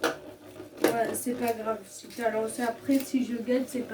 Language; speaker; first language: French; native; French